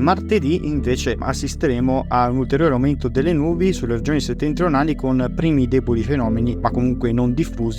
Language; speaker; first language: Italian; native; Italian